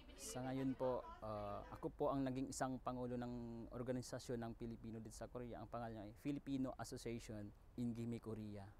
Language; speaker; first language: Filipino; native; Filipino